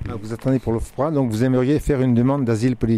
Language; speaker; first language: French; native; French